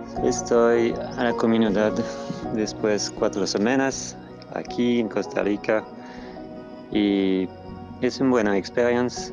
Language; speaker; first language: Spanish; non-native, learner; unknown